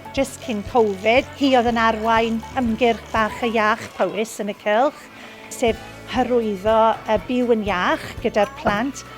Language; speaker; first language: Welsh; non-native, local second language; English